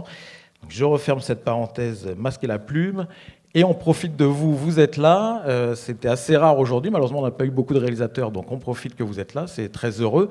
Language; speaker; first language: French; native; French